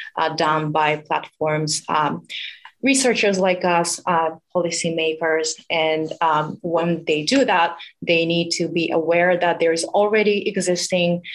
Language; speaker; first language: English; non-native, fluent; Japanese